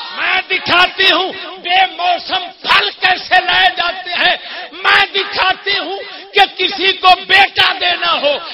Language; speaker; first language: Urdu; non-native, local second language; Punjabi